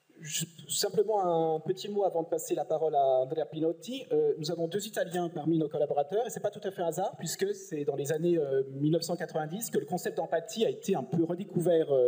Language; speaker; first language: French; native; French